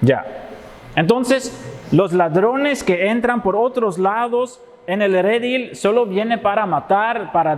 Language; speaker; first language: Spanish; non-native, fluent; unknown